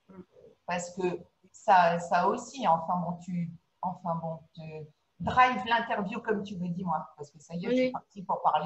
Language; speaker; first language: French; native; French